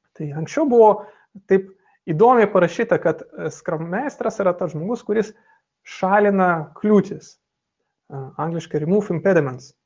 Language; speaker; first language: Lithuanian; non-native, local second language; Russian